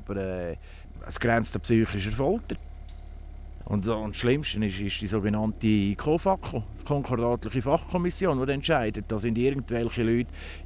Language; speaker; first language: German; native; German